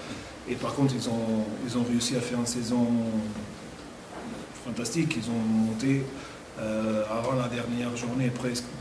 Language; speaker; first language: French; non-native, fluent; Portuguese